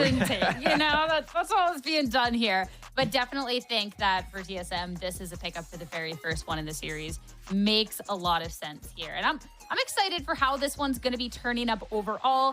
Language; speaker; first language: English; native; English